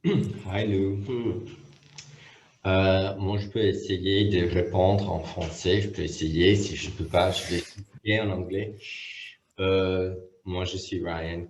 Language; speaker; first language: French; non-native, fluent; English